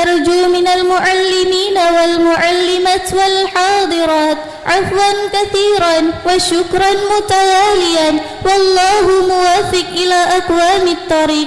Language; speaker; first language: Arabic; non-native, learner; Indonesian